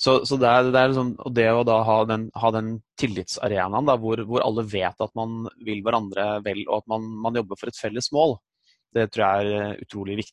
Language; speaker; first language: Norwegian; native; Norwegian